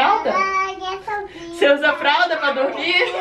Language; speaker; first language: Portuguese; native; Portuguese